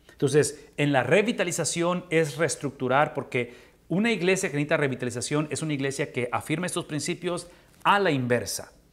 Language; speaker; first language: Spanish; native; Spanish